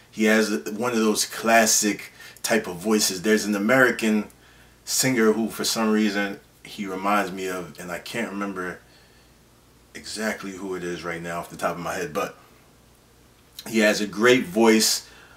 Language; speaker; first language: English; native; English